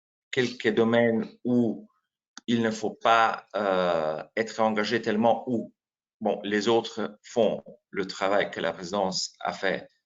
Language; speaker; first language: French; non-native, fluent; Slovenian